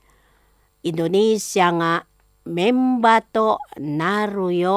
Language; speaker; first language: Japanese; non-native, fluent; Indonesian